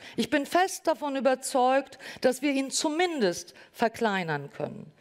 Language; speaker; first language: German; native; German